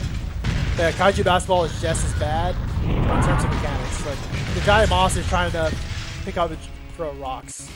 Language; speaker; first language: English; native; English